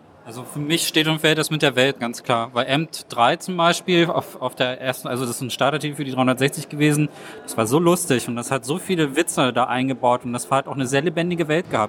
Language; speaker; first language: German; native; German